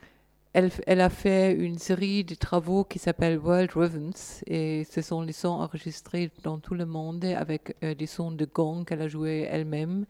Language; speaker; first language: French; non-native, fluent; German